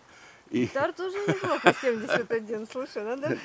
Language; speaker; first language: Russian; native; Russian